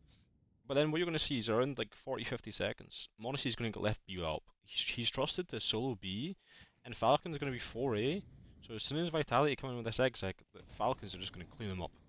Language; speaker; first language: English; native; English